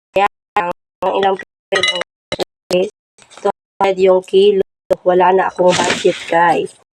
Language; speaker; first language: Filipino; non-native, local second language; Hiligaynon